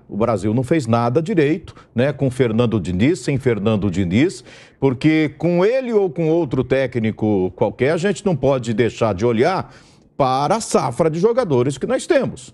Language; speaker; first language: Portuguese; native; Portuguese